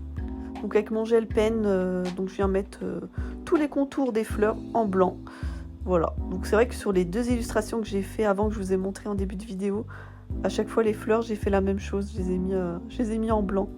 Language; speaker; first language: French; native; French